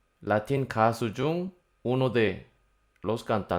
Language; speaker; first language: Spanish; non-native, fluent; Korean